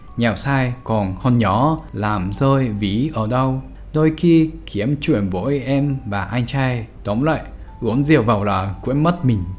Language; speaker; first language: Vietnamese; non-native, fluent; Japanese